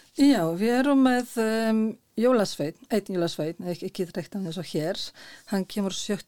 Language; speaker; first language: Icelandic; non-native, fluent; Polish